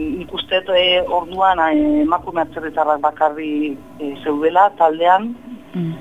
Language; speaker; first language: Basque; non-native, fluent; Spanish